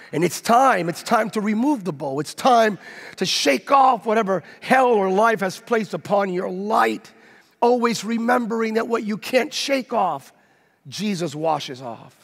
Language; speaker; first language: English; native; English